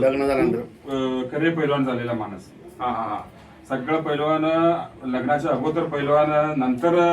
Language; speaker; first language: Marathi; non-native, local second language; Kannada